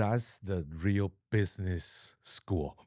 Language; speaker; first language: English; non-native, learner; Chinese